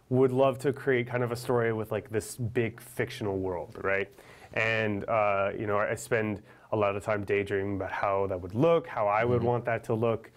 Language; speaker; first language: English; native; English